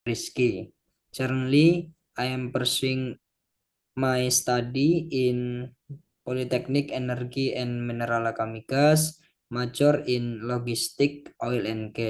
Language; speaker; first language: English; non-native, learner; Indonesian